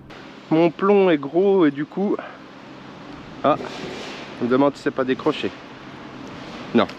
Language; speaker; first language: French; native; French